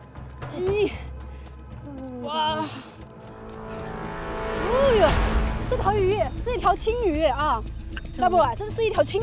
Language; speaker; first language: Chinese; native; Chinese